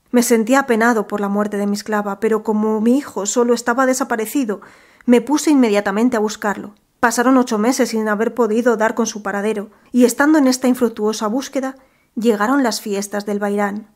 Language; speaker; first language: Spanish; native; Spanish